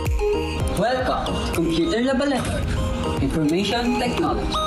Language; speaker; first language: English; non-native, local second language; Filipino